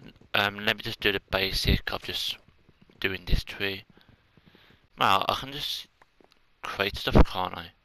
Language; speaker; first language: English; native; English